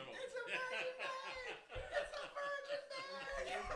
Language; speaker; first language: English; native; English